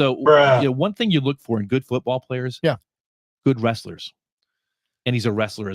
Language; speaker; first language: English; native; English